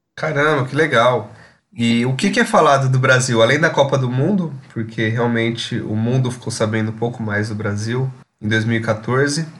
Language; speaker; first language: Portuguese; native; Portuguese